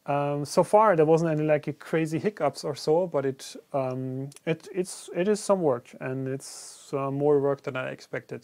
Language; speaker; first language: English; non-native, fluent; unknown